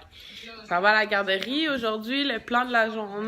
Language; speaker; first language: French; native; French